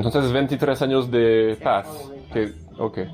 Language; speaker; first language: Spanish; non-native, learner; French